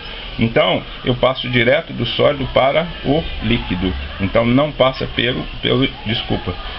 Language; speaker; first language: Portuguese; native; Portuguese